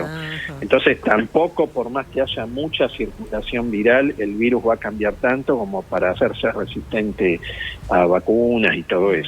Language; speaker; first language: Spanish; native; Spanish